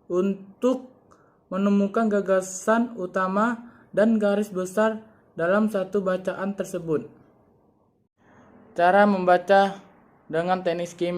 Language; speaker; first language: Indonesian; native; Indonesian